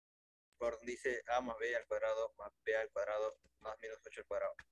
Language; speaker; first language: Spanish; native; Spanish